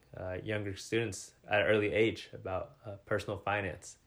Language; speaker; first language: English; native; English